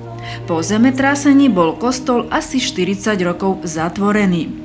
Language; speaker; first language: Slovak; native; Slovak